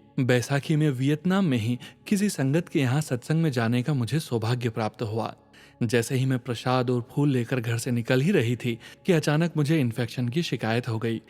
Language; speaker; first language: Hindi; native; Hindi